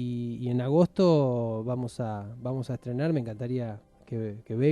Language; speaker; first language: Spanish; native; Spanish